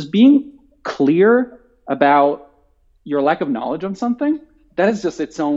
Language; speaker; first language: English; non-native, fluent; Italian